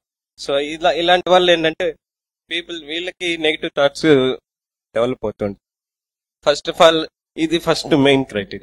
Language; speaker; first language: Telugu; native; Telugu